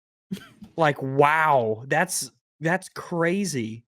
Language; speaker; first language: English; native; English